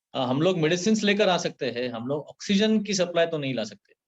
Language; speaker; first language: Hindi; non-native, local second language; Marathi